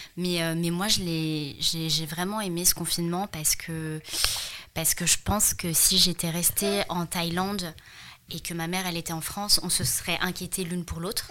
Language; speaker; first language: French; early bilingual, other home language; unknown